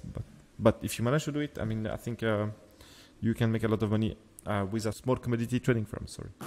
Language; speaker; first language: English; non-native, fluent; French